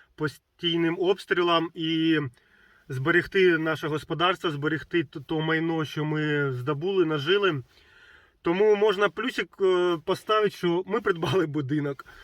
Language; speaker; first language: Ukrainian; non-native, local second language; Russian